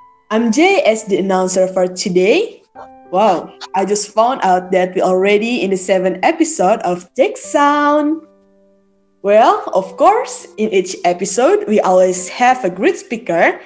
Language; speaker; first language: English; non-native, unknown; Indonesian